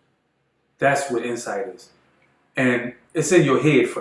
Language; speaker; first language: English; native; English